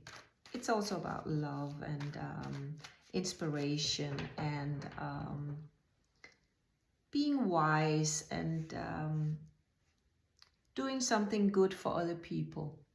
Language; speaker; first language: English; non-native, fluent; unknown